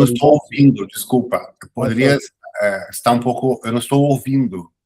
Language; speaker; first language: Portuguese; native; Portuguese